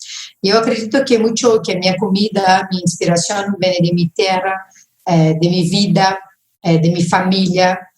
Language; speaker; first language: Spanish; non-native, fluent; Portuguese